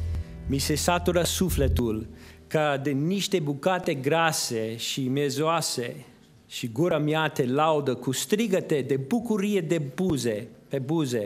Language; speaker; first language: Romanian; non-native, fluent; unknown